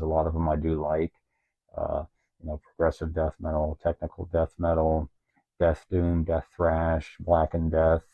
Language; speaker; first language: English; native; English